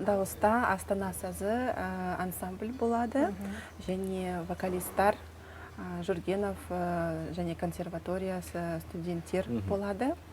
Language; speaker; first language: Kazakh; non-native, local second language; Russian